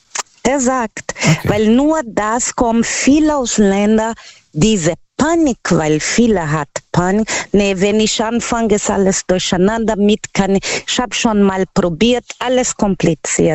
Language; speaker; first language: German; non-native, learner; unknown